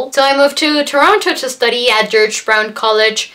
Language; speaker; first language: English; non-native, fluent; Spanish